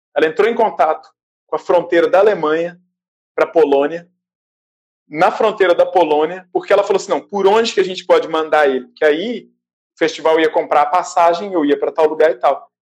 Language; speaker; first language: Portuguese; native; Portuguese